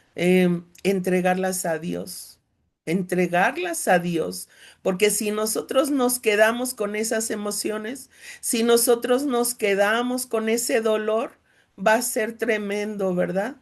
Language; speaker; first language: Spanish; native; Spanish